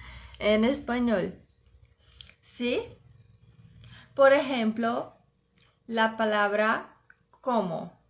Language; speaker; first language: Spanish; non-native, fluent; Portuguese